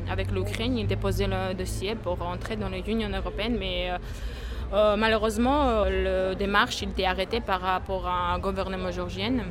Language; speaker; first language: French; non-native, learner; Georgian